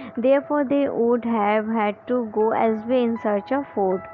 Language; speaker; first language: English; non-native, local second language; Hindi